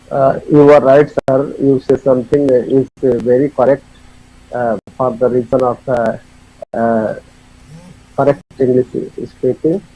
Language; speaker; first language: English; non-native, learner; Hindi